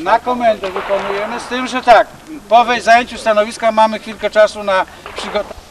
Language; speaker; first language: Polish; native; Polish